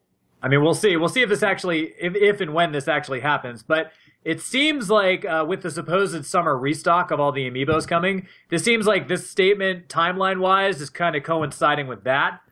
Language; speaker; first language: English; native; English